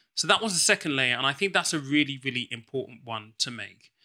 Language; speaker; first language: English; native; English